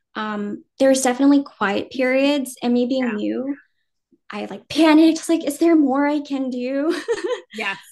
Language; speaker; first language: English; early bilingual, other home language; Vietnamese